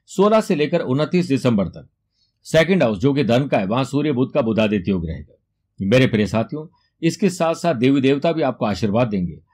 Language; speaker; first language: Hindi; native; Hindi